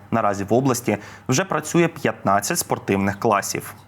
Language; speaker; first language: Ukrainian; native; Ukrainian